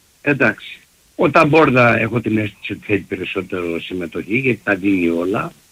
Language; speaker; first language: Greek; early bilingual, heritage; Greek